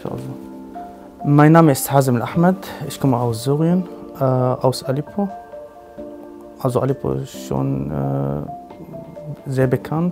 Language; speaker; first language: German; non-native, fluent; Arabic